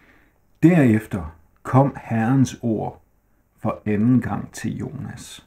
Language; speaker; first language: Danish; native; Danish